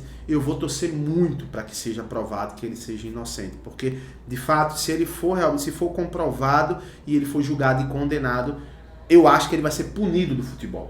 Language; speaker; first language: Portuguese; native; Portuguese